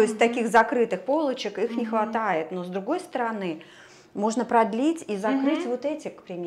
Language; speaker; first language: Russian; native; Russian